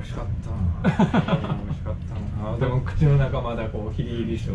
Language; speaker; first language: Japanese; native; Japanese